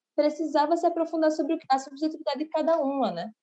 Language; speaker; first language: Portuguese; native; Portuguese